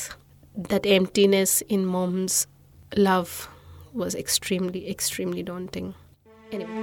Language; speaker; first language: English; non-native, local second language; Bangla